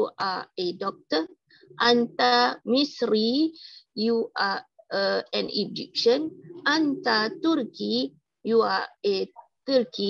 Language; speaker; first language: English; non-native, learner; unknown